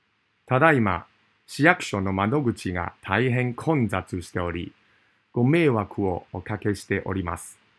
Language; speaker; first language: Japanese; non-native, fluent; Cantonese